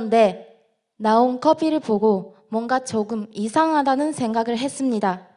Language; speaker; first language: Korean; non-native, fluent; Japanese